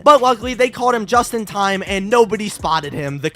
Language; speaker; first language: English; native; English